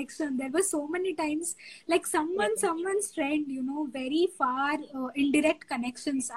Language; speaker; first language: English; non-native, local second language; Bangla